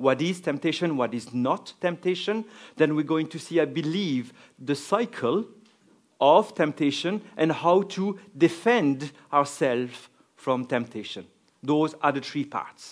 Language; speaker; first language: English; non-native, fluent; French